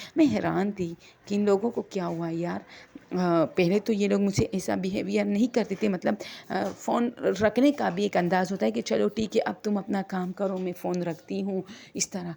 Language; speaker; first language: Urdu; non-native, local second language; Pashto